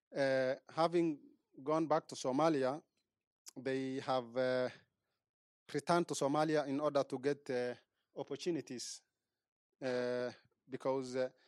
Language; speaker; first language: English; non-native, local second language; Somali